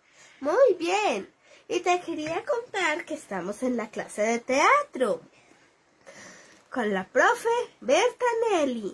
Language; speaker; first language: Spanish; native; Spanish